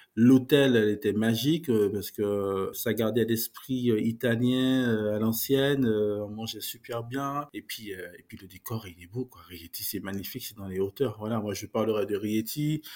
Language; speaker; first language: French; native; French